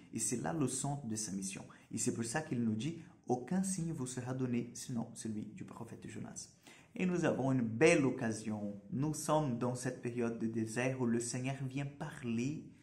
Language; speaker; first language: French; non-native, fluent; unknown